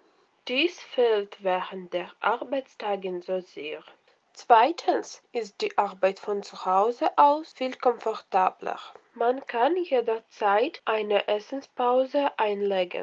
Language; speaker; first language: German; non-native, fluent; Russian